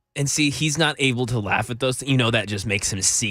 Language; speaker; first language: English; native; English